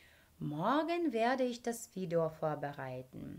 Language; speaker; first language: German; non-native, fluent; Ukrainian